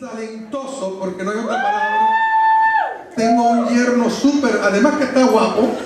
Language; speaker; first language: Spanish; native; Spanish